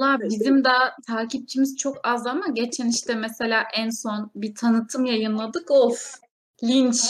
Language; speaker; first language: Turkish; native; Turkish